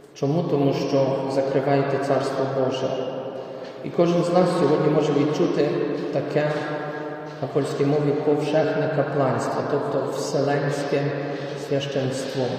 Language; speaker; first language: Ukrainian; non-native, fluent; Polish